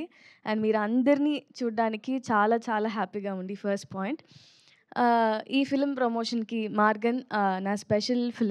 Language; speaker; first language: Telugu; non-native, learner; Tamil